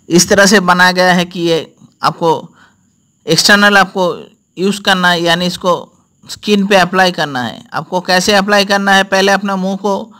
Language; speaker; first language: Hindi; non-native, local second language; Bangla